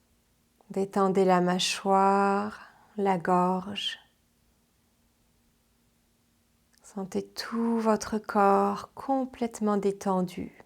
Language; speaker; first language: French; native; French